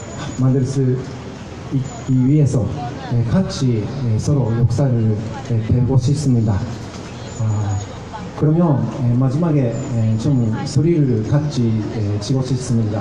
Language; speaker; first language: Korean; non-native, fluent; Japanese